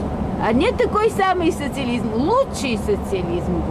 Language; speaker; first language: Russian; non-native, learner; Bulgarian